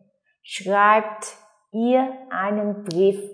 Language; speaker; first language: German; non-native, fluent; Vietnamese